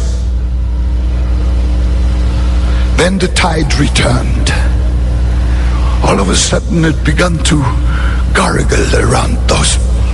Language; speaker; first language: English; non-native, fluent; German